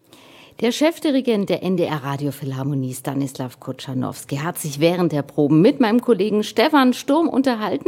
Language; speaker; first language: German; native; German